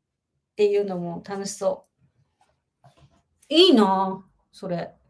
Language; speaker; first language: Japanese; native; Japanese